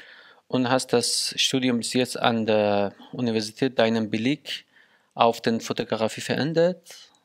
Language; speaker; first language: German; non-native, learner; Persian